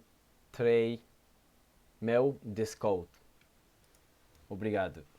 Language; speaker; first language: Portuguese; non-native, learner; English